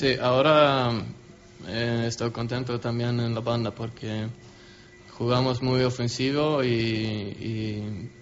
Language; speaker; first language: Spanish; non-native, learner; Swedish